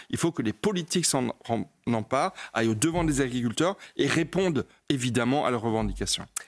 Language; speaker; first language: French; native; French